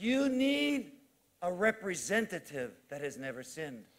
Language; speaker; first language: English; native; English